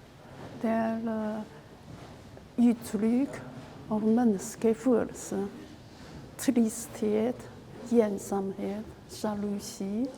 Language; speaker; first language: Norwegian; non-native, learner; Chinese